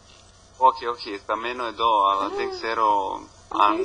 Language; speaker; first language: Greek; non-native, learner; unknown